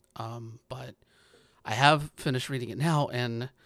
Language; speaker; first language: English; native; English